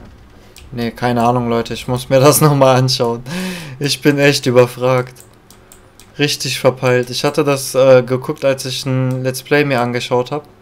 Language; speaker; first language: German; native; German